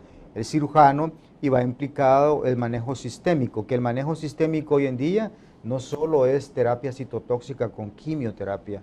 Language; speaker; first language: Spanish; native; Spanish